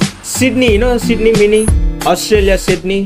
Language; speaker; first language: English; non-native, learner; Tamil